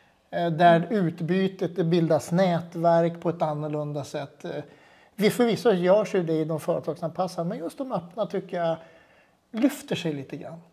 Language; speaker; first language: Swedish; native; Swedish